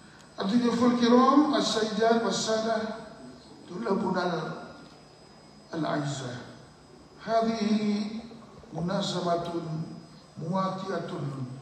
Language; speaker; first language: Arabic; non-native, learner; Indonesian